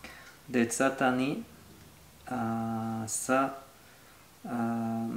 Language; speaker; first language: Bulgarian; non-native, learner; French